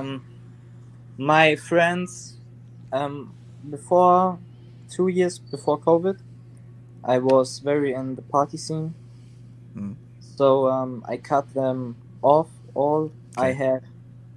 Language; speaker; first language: English; non-native, learner; German